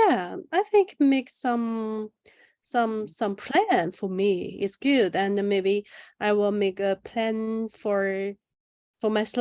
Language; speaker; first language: English; non-native, learner; Chinese